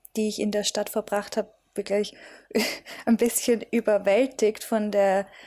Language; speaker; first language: German; native; German